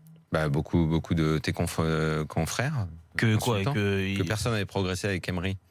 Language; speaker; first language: French; native; French